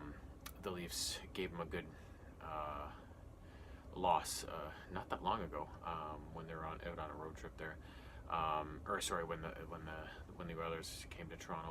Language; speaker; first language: English; native; English